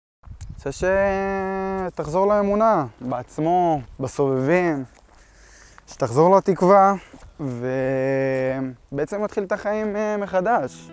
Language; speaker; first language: Hebrew; native; Hebrew